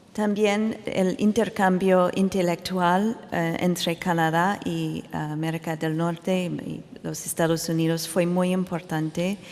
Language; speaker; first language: Spanish; non-native, fluent; English